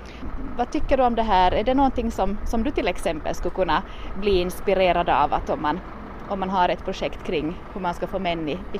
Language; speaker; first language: Swedish; native; Swedish